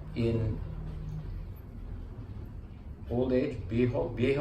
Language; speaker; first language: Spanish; non-native, learner; English